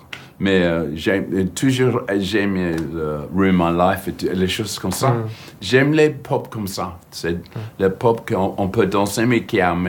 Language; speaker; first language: French; non-native, fluent; English